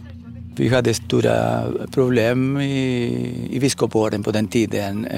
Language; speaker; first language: Swedish; non-native, fluent; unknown